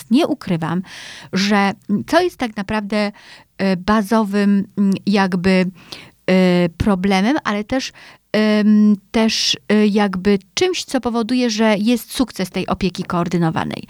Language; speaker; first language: Polish; native; Polish